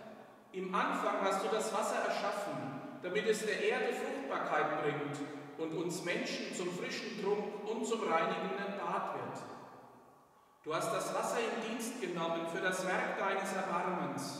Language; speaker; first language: German; native; German